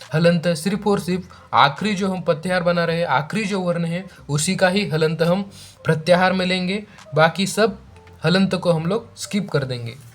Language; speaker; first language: Hindi; non-native, local second language; Marathi